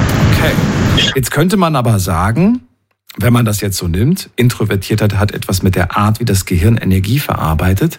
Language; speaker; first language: German; native; German